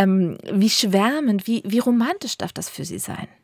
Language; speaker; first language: German; native; German